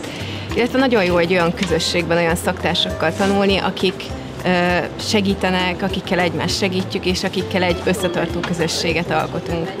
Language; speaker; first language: Hungarian; native; Hungarian